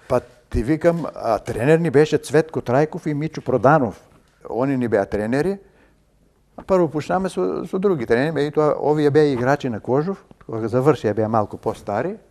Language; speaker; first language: Macedonian; native; Macedonian